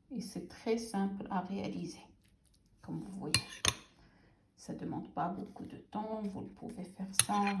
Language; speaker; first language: French; non-native, local second language; Arabic